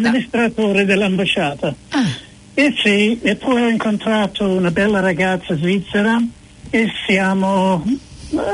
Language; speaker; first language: Italian; non-native, fluent; English